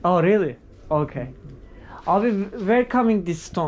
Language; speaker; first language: English; non-native, learner; Turkish